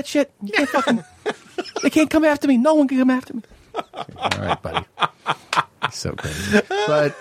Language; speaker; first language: English; native; English